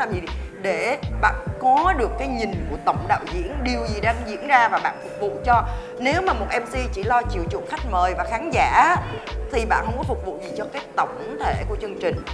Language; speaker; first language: Vietnamese; native; Vietnamese